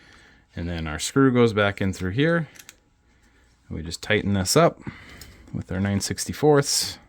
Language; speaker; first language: English; native; English